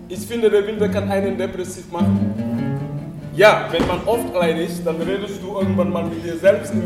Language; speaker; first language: German; non-native, fluent; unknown